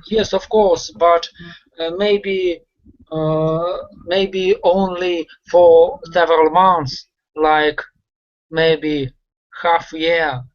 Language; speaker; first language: English; non-native, learner; Russian